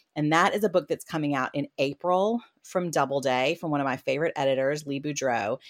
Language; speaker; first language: English; native; English